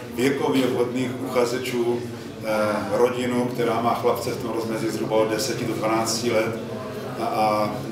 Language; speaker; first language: Czech; native; Czech